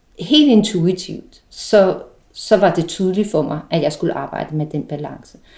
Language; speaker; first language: Danish; native; Danish